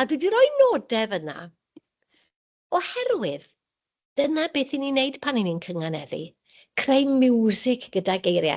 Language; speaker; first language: Welsh; native; Welsh